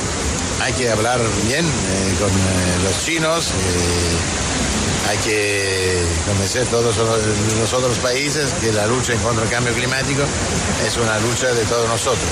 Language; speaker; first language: Spanish; non-native, fluent; Italian